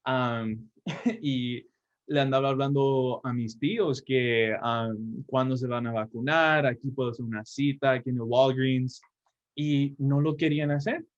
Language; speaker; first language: Spanish; early bilingual, heritage; Spanish